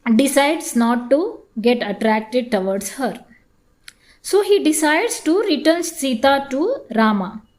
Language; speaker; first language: English; non-native, local second language; Kannada